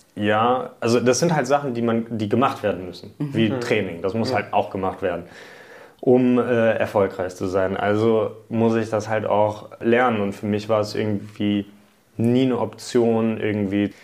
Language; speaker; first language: German; early bilingual, other home language; Hungarian